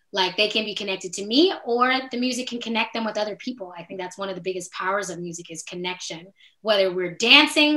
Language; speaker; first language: English; native; English